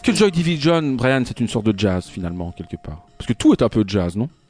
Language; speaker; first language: French; native; French